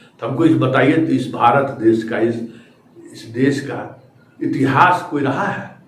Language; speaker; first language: Hindi; native; Hindi